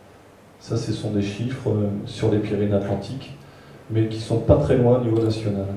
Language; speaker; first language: French; native; French